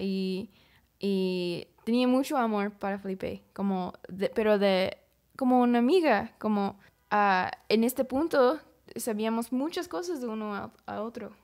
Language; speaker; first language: Spanish; non-native, learner; English